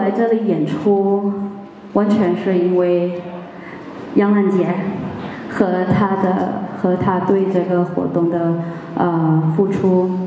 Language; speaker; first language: Chinese; non-native, fluent; Malay